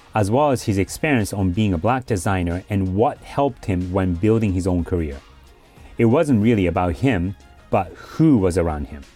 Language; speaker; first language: English; early bilingual, other home language; Japanese